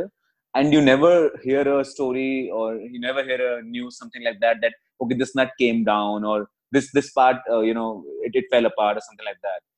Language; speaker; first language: English; non-native, local second language; Hindi